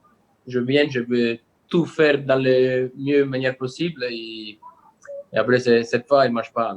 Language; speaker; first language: French; non-native, learner; Italian